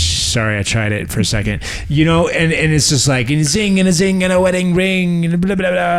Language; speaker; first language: English; native; English